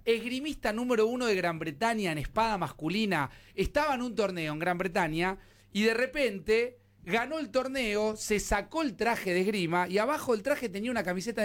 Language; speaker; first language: Spanish; native; Spanish